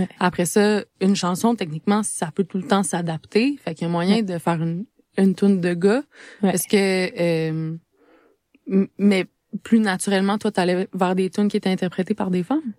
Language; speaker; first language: French; native; French